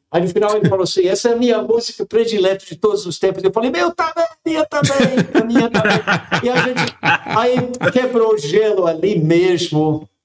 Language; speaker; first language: Portuguese; non-native, fluent; English